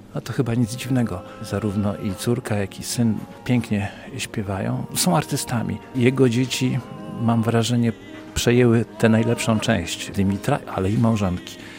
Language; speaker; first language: Polish; native; Polish